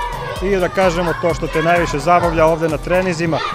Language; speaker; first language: Serbian; native; Serbian